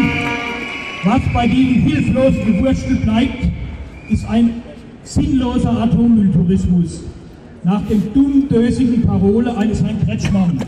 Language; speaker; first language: German; native; German